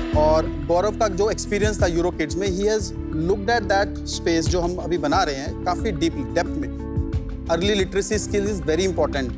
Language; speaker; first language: Hindi; native; Hindi